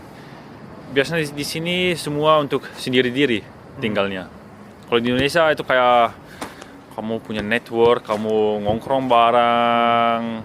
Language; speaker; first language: Indonesian; early bilingual, heritage; Indonesian